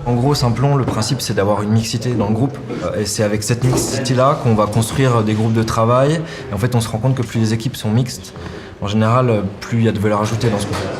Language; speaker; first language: French; native; French